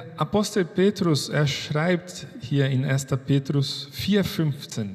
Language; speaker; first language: German; non-native, fluent; Portuguese